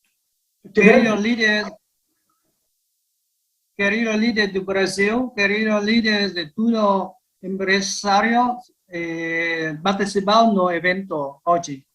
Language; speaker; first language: Portuguese; non-native, learner; Vietnamese